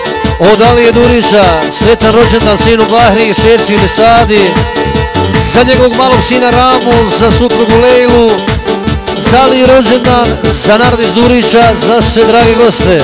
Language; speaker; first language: Bosnian; native; Bosnian